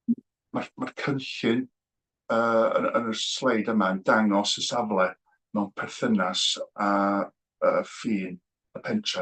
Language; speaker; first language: Welsh; native; Welsh